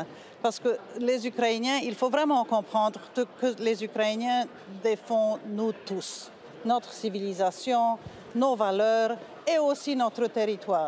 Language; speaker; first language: French; non-native, fluent; Polish